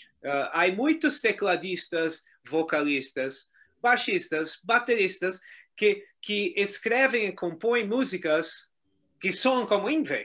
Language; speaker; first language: Spanish; non-native, learner; Portuguese